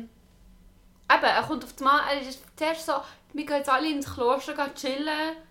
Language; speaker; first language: German; native; German